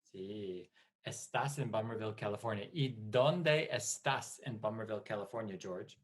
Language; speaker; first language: Spanish; non-native, fluent; English